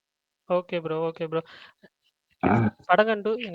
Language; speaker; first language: Tamil; native; Tamil